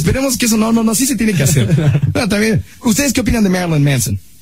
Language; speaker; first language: Spanish; native; Spanish